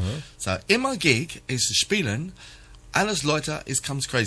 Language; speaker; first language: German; non-native, learner; English